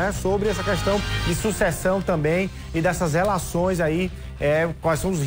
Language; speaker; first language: Portuguese; native; Portuguese